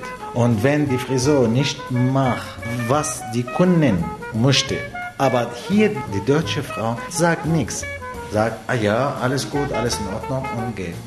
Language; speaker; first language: German; non-native, learner; Arabic